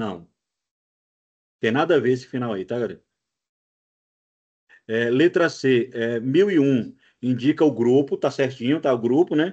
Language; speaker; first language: Portuguese; native; Portuguese